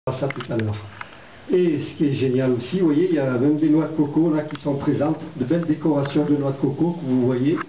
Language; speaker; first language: French; native; French